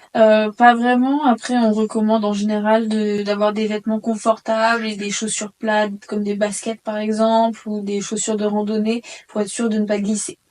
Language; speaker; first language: French; native; French